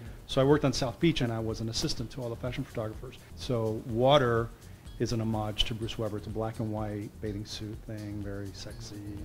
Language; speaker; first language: English; early bilingual, other home language; Spanish